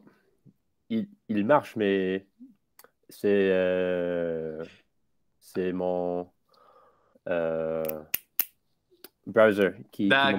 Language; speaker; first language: French; non-native, fluent; English